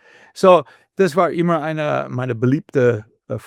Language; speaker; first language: German; non-native, learner; English